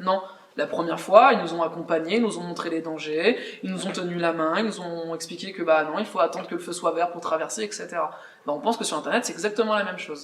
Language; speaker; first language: French; native; French